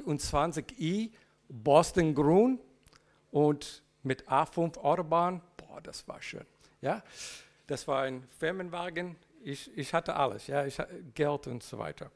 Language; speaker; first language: German; non-native, learner; English